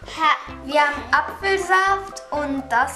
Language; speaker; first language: German; early bilingual, other home language; Arabic